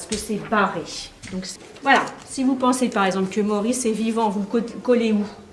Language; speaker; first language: French; native; French